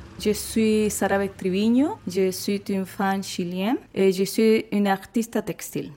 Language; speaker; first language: French; non-native, fluent; Spanish